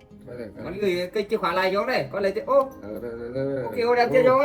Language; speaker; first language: Vietnamese; native; Vietnamese